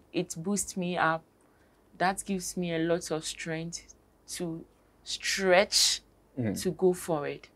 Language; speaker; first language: English; non-native, local second language; Akan